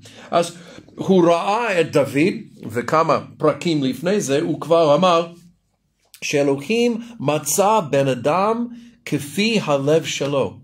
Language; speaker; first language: Hebrew; non-native, fluent; English